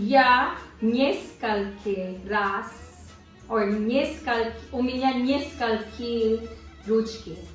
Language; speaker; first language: Russian; non-native, learner; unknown